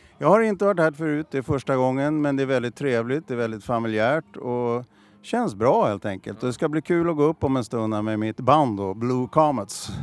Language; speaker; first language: Swedish; native; Swedish